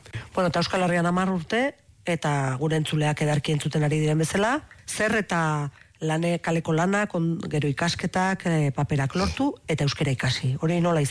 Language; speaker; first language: Basque; native; Basque